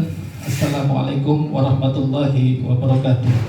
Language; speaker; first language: Arabic; non-native, fluent; Indonesian